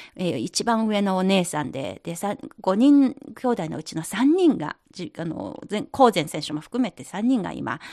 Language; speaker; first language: Japanese; non-native, fluent; Chinese